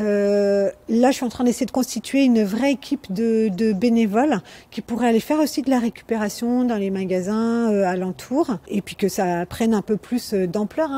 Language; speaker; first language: French; native; French